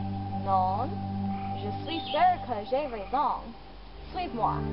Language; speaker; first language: French; non-native, learner; English